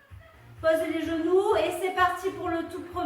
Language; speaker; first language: French; native; French